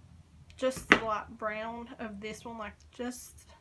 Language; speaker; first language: English; native; English